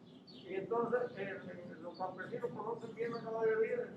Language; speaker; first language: Spanish; native; Spanish